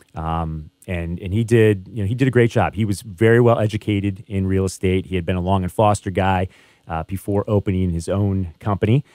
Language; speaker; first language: English; native; English